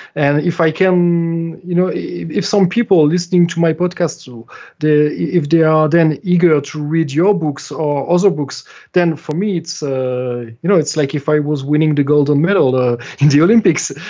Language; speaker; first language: English; non-native, fluent; French